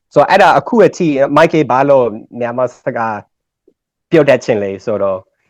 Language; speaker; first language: Burmese; non-native, learner; English